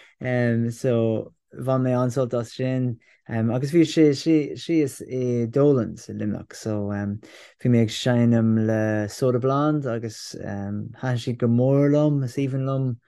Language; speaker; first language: Irish; non-native, local second language; English